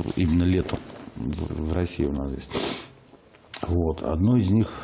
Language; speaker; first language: Russian; native; Russian